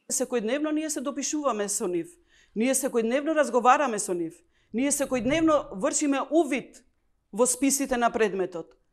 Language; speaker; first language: Macedonian; non-native, local second language; Albanian